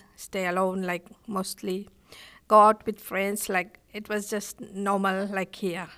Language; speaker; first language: English; non-native, fluent; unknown